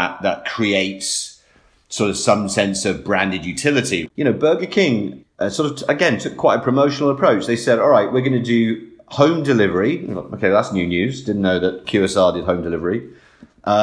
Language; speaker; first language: English; native; English